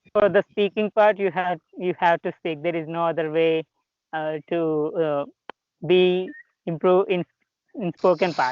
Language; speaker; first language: English; non-native, local second language; Telugu